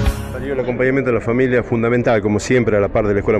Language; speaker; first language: Spanish; native; Spanish